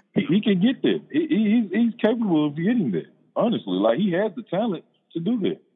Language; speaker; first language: English; native; English